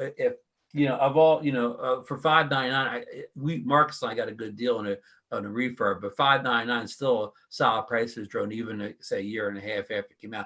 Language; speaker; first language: English; native; English